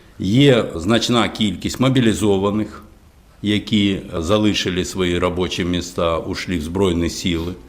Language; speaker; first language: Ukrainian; non-native, local second language; Russian